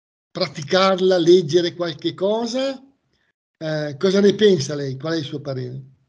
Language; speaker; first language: Italian; native; Italian